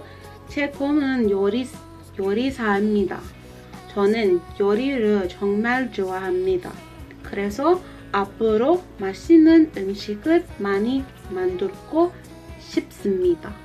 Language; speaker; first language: Korean; non-native, learner; English